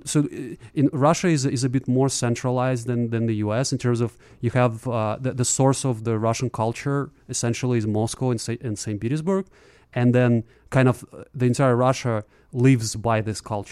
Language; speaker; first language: English; non-native, fluent; Russian